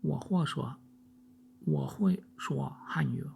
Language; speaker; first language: Chinese; non-native, learner; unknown